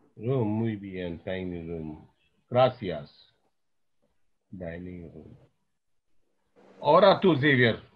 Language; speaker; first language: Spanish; non-native, learner; Hindi